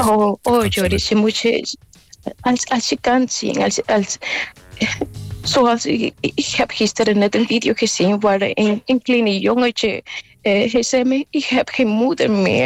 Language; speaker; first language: Dutch; non-native, local second language; Papiamento